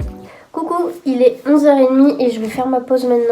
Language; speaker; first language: French; native; French